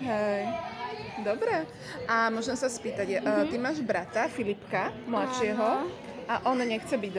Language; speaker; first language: Slovak; native; Slovak